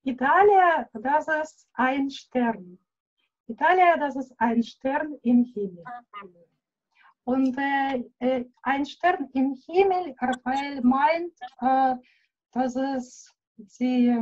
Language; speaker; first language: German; non-native, learner; Russian